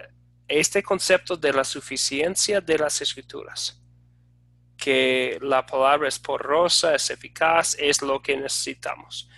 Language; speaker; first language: Spanish; non-native, fluent; English